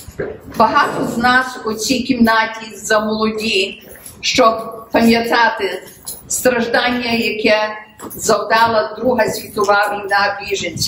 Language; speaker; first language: Ukrainian; early bilingual, heritage; Ukrainian